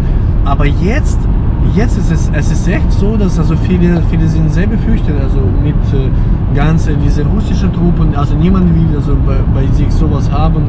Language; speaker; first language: German; non-native, fluent; Ukrainian